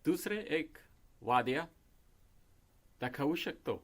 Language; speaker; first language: Marathi; non-native, learner; Spanish